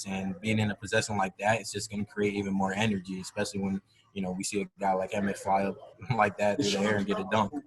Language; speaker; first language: English; native; English